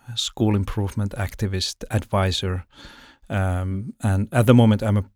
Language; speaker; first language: English; non-native, fluent; Finnish